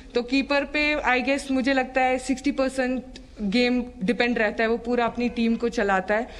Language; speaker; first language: Hindi; native; Hindi